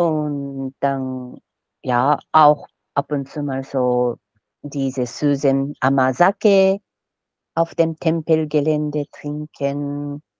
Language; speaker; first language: German; non-native, fluent; Japanese